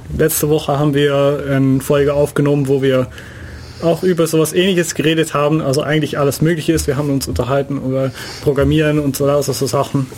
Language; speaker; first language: German; non-native, fluent; Dutch